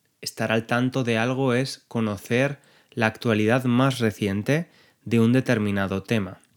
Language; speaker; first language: Spanish; native; Spanish